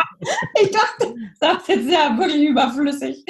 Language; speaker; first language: German; native; German